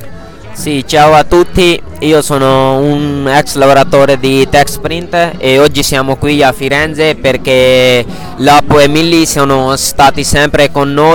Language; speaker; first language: Italian; non-native, learner; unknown